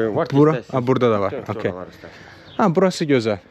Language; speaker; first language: Turkish; non-native, fluent; Azerbaijani